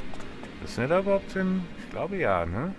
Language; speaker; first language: German; native; German